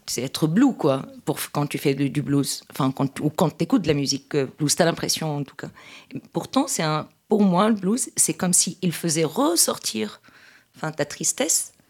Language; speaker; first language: French; non-native, local second language; Arabic